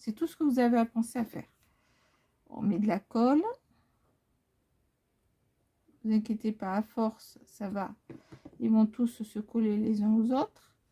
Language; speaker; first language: French; native; French